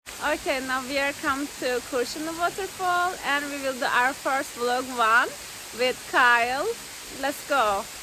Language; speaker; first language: English; non-native, learner; Turkish